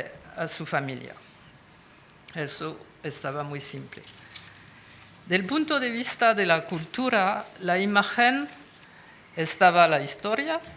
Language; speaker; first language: Spanish; non-native, fluent; French